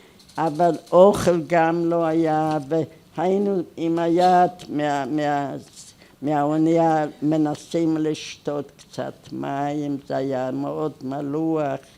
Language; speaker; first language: Hebrew; non-native, fluent; Hungarian